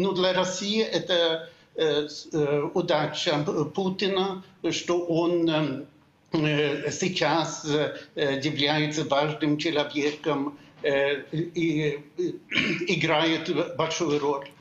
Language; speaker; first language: Russian; non-native, fluent; Swedish